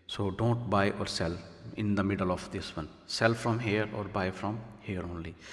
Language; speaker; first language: English; non-native, local second language; Punjabi